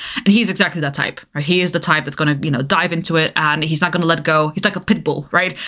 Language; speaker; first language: English; non-native, fluent; Bulgarian